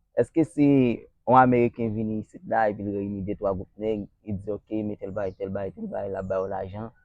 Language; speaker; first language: Haitian Creole; native; Haitian Creole